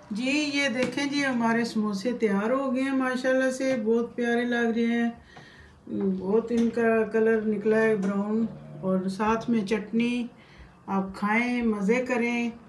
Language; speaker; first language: Hindi; native; Hindi